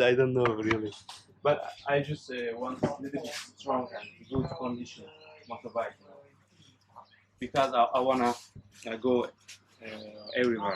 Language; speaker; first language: English; non-native, learner; Turkish